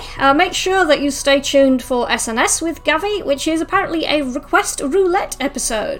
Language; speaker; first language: English; native; English